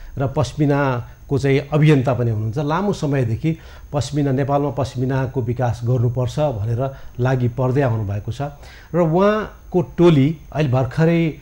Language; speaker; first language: Nepali; native; Nepali